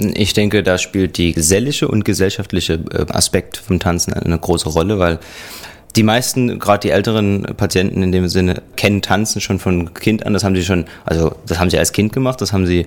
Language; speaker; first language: German; native; German